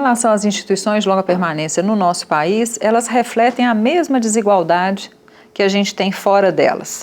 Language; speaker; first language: Portuguese; native; Portuguese